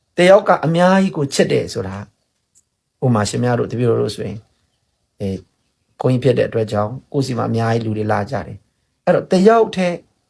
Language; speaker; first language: Burmese; non-native, local second language; Pa'o Karen